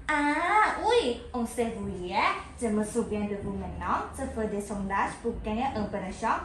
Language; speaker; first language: French; non-native, learner; Thai